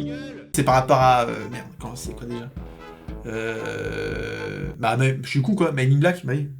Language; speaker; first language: French; native; French